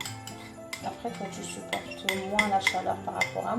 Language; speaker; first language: French; non-native, local second language; Arabic